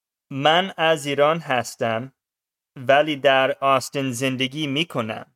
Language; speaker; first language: Persian; non-native, learner; English